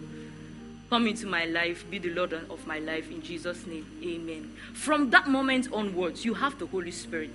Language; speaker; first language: English; non-native, local second language; Igbo